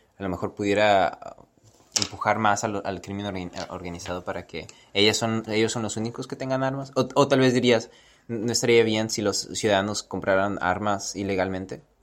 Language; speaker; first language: Spanish; early bilingual, heritage; Spanish